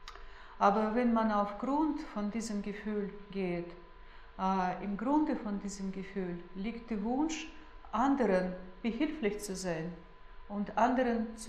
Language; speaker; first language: German; non-native, fluent; Russian